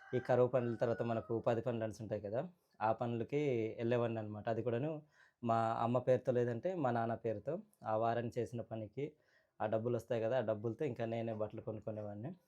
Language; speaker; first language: Telugu; non-native, local second language; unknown